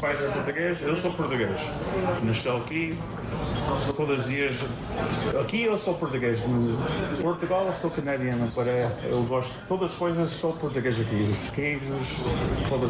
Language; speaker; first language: Portuguese; early bilingual, heritage; English